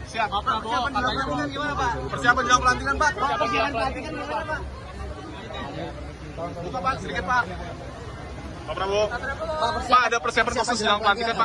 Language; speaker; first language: Indonesian; native; Indonesian